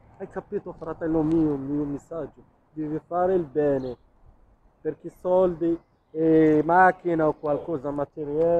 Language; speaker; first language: Italian; non-native, learner; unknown